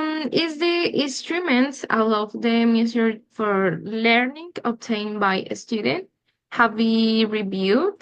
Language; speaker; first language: English; non-native, learner; Spanish